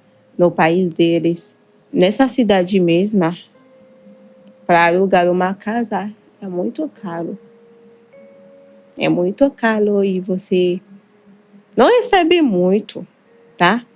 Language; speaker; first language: Portuguese; non-native, learner; Haitian Creole